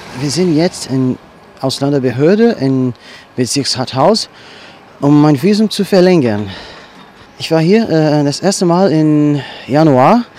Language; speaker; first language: German; non-native, learner; Portuguese